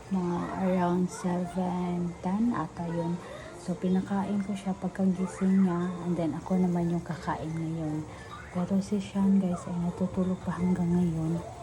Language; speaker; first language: Filipino; non-native, local second language; Cebuano